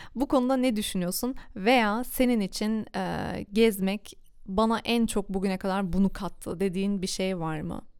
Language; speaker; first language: Turkish; early bilingual, heritage; Turkish